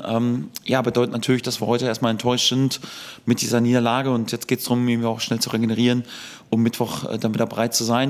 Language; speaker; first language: German; native; German